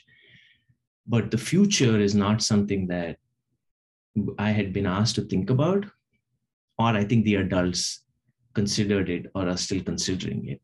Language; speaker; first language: English; non-native, local second language; Telugu